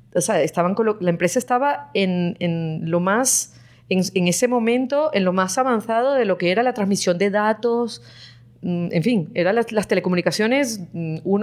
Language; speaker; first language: Spanish; native; Spanish